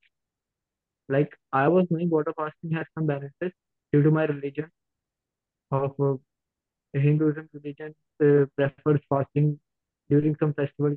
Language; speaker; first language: English; non-native, local second language; Hindi